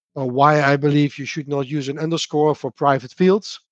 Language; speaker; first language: English; non-native, fluent; Dutch